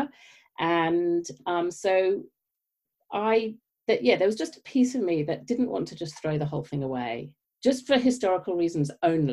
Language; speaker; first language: English; native; English